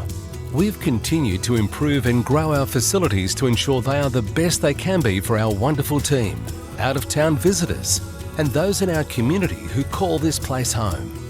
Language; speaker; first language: English; native; English